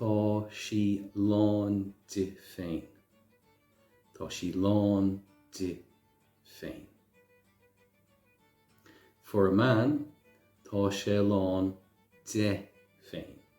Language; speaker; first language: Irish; non-native, local second language; English